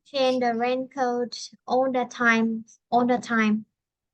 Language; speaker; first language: English; non-native, fluent; Vietnamese